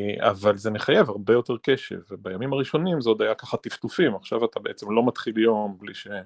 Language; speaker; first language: Hebrew; native; Hebrew